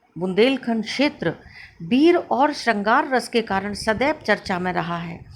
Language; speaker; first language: Hindi; native; Hindi